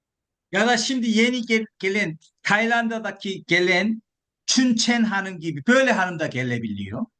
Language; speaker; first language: Turkish; non-native, fluent; Korean